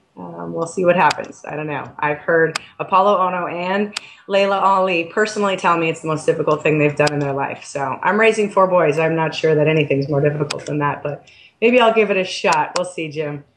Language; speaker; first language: English; native; English